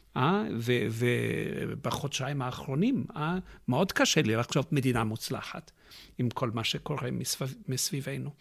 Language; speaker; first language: Hebrew; non-native, fluent; English